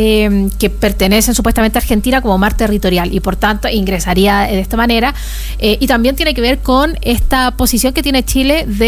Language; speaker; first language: Spanish; native; Spanish